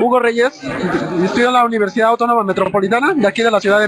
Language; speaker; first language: Spanish; native; Spanish